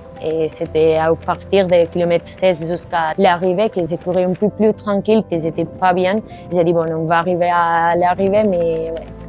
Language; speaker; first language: French; non-native, learner; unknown